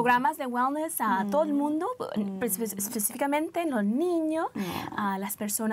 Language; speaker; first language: Spanish; early bilingual, heritage; Spanish